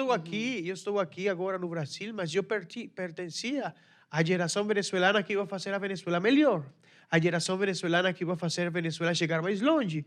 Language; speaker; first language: Portuguese; non-native, fluent; Spanish